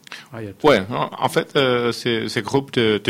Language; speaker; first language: French; non-native, fluent; Finnish